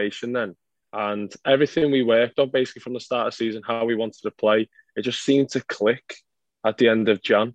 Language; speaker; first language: English; native; English